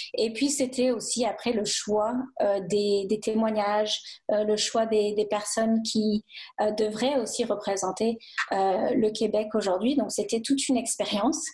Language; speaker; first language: French; native; French